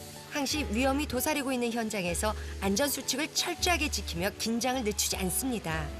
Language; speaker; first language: Korean; native; Korean